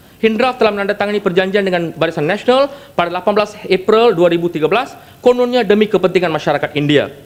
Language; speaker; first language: Malay; non-native, local second language; Tamil